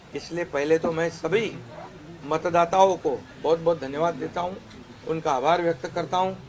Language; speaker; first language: Hindi; non-native, local second language; Marathi